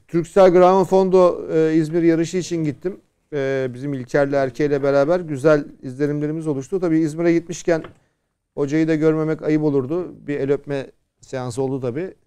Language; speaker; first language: Turkish; native; Turkish